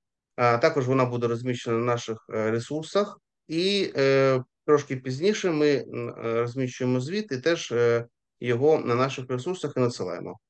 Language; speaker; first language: Ukrainian; native; Ukrainian